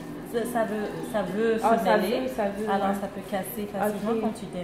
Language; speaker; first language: French; non-native, fluent; English